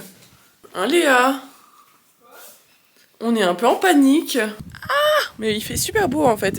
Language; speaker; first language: French; native; French